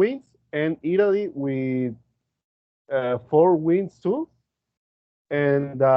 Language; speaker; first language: English; non-native, learner; Spanish